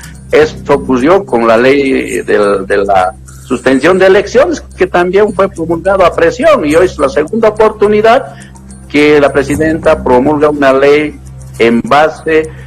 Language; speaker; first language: Spanish; native; Spanish